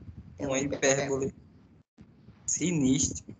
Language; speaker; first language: Portuguese; native; Portuguese